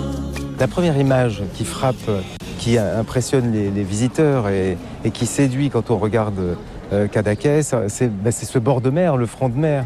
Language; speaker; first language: French; native; French